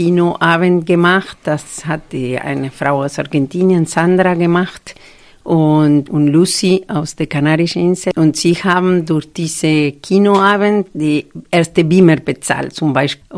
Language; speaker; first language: German; non-native, fluent; Spanish